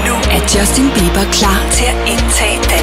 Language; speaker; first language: Danish; native; Danish